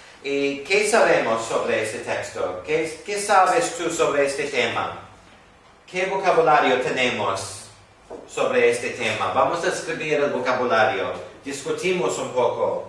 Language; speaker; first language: Spanish; non-native, fluent; English